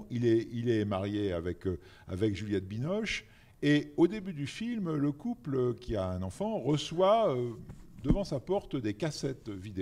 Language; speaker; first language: French; native; French